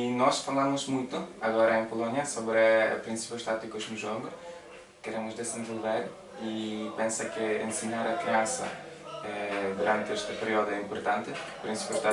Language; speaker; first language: Portuguese; non-native, learner; Polish